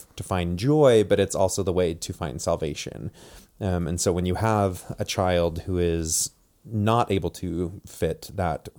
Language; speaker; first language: English; native; English